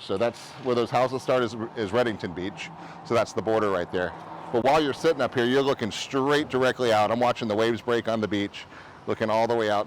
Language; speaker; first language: English; native; English